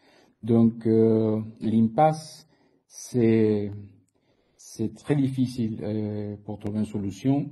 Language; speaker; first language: French; non-native, fluent; Spanish